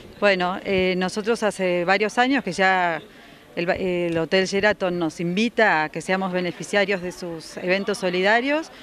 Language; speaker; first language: Spanish; native; Spanish